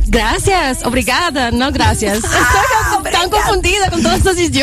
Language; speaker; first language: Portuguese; non-native, learner; English